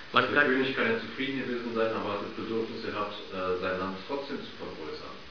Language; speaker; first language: German; native; German